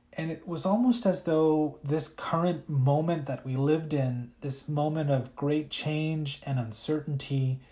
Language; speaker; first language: English; early bilingual, other home language; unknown